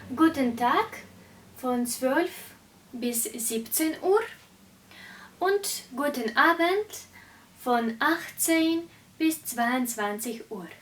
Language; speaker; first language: German; non-native, fluent; Russian